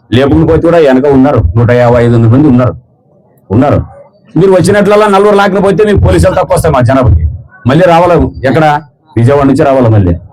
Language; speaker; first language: Telugu; native; Telugu